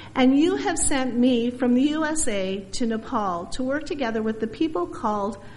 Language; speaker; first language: English; native; English